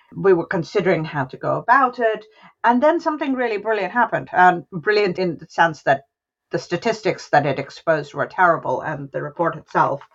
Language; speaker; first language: English; non-native, local second language; Hindi